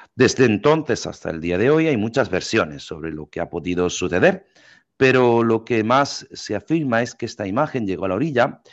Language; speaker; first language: Spanish; native; Spanish